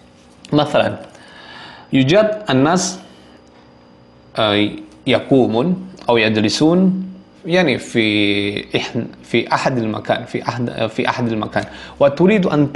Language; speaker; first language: Arabic; non-native, fluent; Javanese